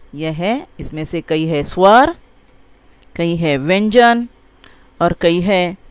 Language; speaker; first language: Hindi; non-native, local second language; Marathi